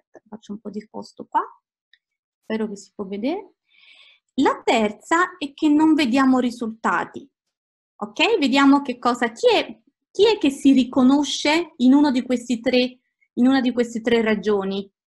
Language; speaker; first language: Italian; native; Italian